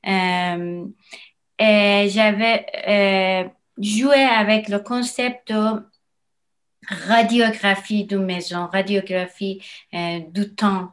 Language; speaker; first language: French; non-native, learner; Persian